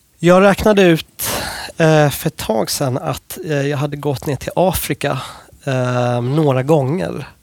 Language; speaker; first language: Swedish; non-native, fluent; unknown